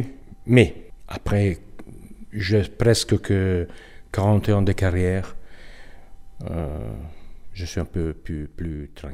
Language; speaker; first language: French; non-native, learner; Italian